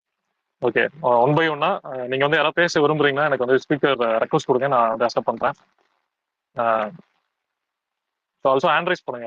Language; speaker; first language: Tamil; native; Tamil